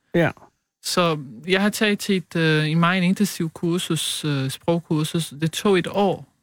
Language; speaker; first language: Danish; non-native, fluent; Portuguese